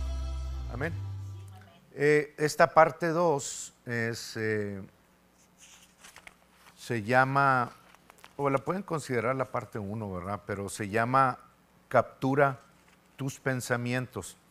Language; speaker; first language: Spanish; native; Spanish